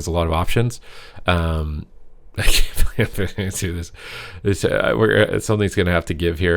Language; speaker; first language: English; native; English